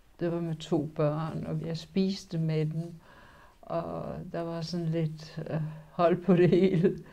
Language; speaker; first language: Danish; early bilingual, other home language; Polish